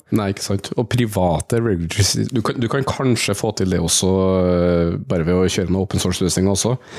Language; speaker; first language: Norwegian; native; Norwegian